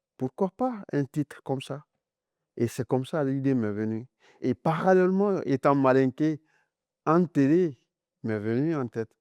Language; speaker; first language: French; non-native, local second language; Mandingo